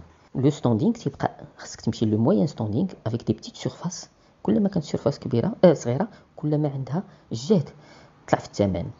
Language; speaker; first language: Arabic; native; Arabic